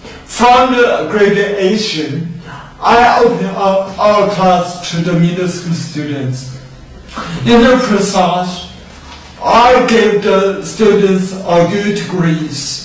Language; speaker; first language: English; non-native, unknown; Chinese